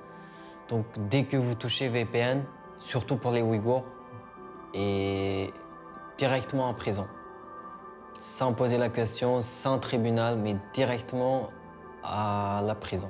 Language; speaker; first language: French; non-native, fluent; Uyghur